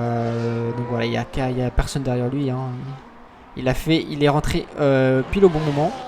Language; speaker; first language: French; native; French